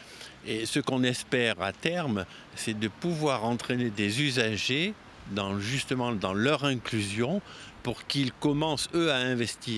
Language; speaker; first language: French; native; French